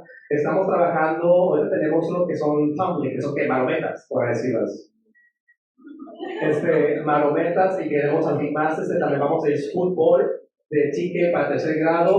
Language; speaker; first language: Spanish; native; Spanish